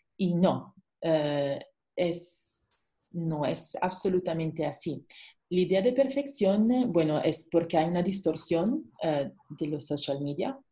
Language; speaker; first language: Spanish; non-native, fluent; Italian